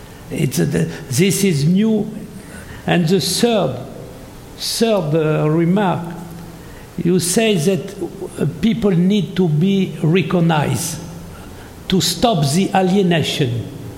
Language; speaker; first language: English; non-native, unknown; French